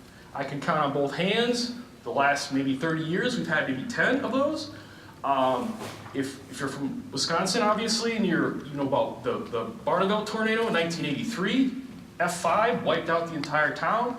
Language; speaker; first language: English; native; English